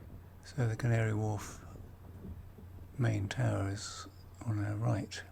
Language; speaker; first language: English; native; English